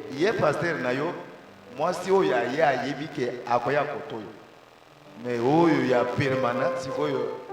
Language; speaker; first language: Lingala; native; Lingala